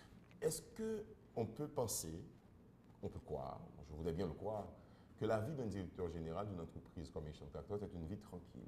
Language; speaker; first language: French; non-native, local second language; Haitian Creole